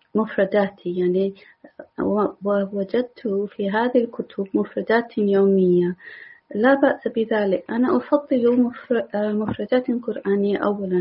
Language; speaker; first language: Arabic; non-native, learner; English